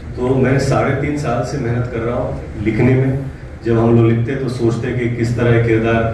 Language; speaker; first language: Hindi; non-native, local second language; Marathi